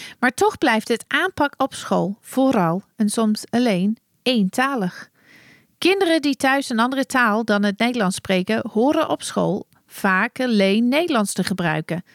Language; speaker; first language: Dutch; non-native, fluent; English